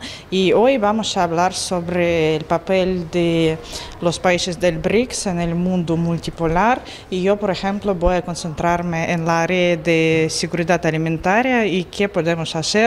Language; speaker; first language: Spanish; non-native, fluent; Russian